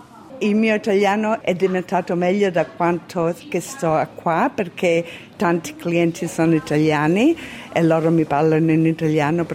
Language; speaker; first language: Italian; early bilingual, heritage; Italian